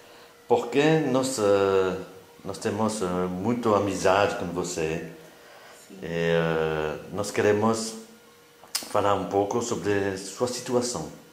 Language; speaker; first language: Portuguese; non-native, fluent; French